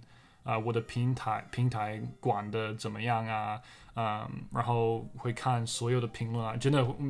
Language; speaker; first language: Chinese; non-native, fluent; English